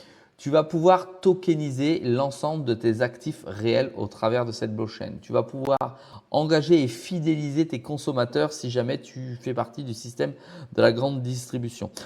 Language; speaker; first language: French; native; French